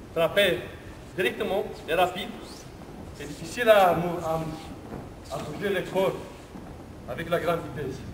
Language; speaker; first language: French; non-native, learner; Romanian